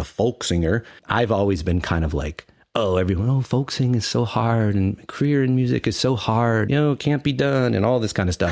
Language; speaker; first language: English; native; English